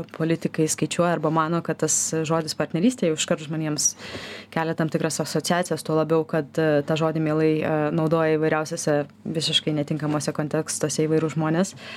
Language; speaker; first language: Lithuanian; native; Lithuanian